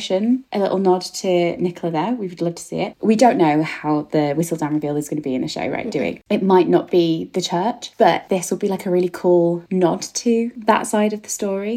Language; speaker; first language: English; native; English